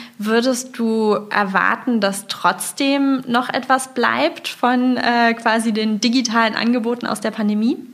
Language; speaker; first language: German; native; German